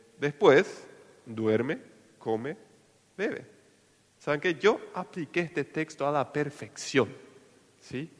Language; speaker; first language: Spanish; non-native, local second language; Plautdietsch